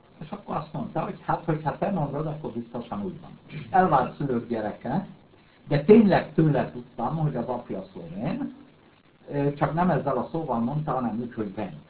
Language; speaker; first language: Hungarian; native; Hungarian